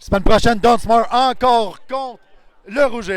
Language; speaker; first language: French; native; French